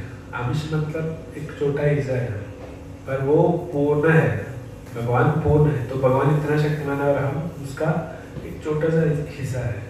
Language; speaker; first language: Hindi; non-native, fluent; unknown